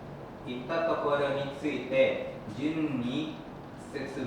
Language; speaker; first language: Japanese; non-native, learner; Indonesian